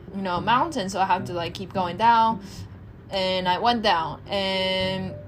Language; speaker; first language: English; non-native, fluent; Japanese